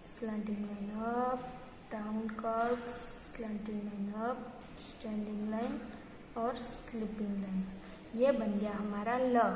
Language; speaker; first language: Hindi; non-native, local second language; Gujarati